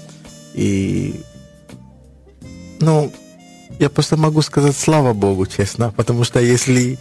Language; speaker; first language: Russian; non-native, learner; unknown